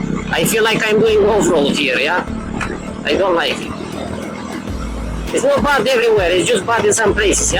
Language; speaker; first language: English; non-native, learner; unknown